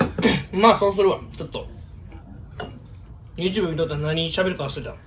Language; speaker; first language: Japanese; native; Japanese